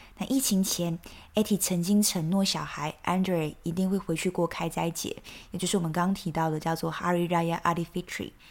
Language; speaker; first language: Chinese; native; Chinese